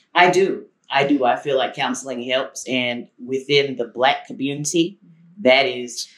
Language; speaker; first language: English; native; English